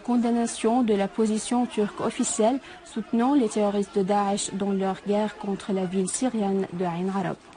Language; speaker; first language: French; non-native, fluent; Arabic